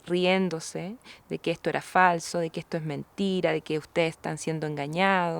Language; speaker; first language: Spanish; native; Spanish